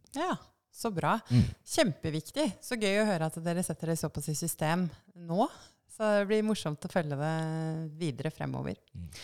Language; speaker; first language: Norwegian; native; Norwegian